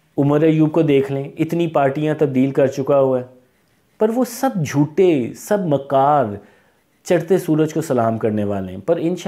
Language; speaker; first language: Urdu; non-native, local second language; Punjabi